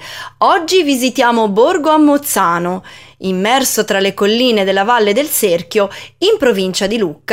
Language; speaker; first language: Italian; native; Italian